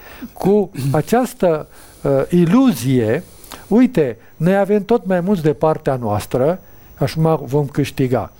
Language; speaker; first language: Romanian; native; Romanian